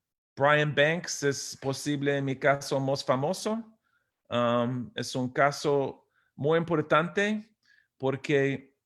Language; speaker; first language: Spanish; non-native, fluent; English